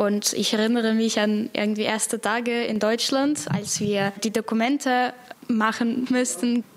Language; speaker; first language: German; non-native, fluent; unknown